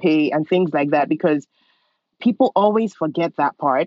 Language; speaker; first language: English; non-native, local second language; Yoruba